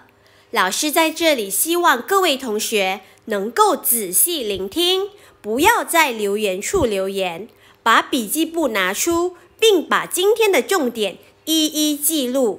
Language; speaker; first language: Chinese; native; Chinese